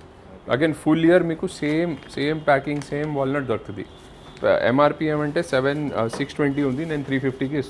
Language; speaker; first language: Telugu; non-native, local second language; Hindi